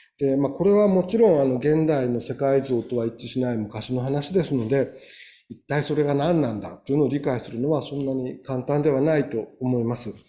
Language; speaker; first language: Japanese; native; Japanese